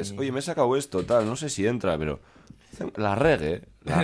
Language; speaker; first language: Spanish; native; Spanish